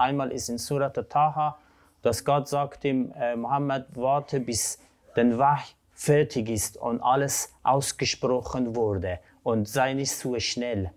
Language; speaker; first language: German; non-native, fluent; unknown